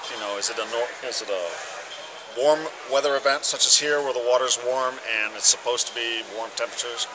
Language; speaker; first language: English; native; English